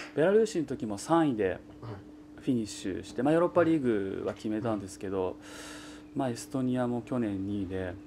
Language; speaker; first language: Japanese; native; Japanese